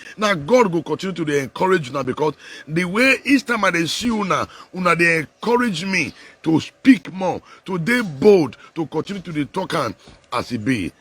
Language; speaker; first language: Nigerian Pidgin; non-native, local second language; Bini